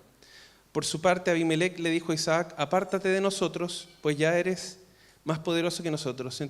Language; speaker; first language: Spanish; native; Spanish